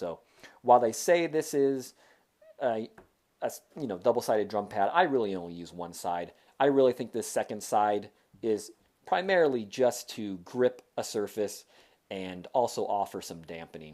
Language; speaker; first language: English; native; English